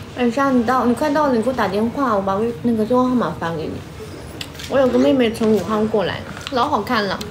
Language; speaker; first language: Chinese; non-native, local second language; Uyghur